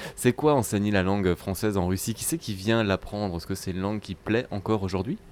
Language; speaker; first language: French; native; French